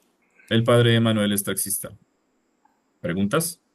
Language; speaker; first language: Spanish; non-native, fluent; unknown